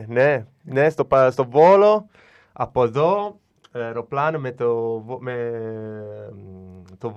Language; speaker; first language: Greek; non-native, learner; Italian